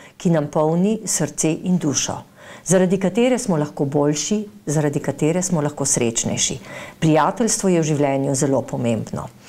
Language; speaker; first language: Slovenian; native; Slovenian